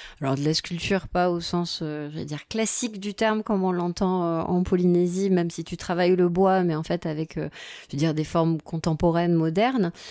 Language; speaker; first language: French; native; French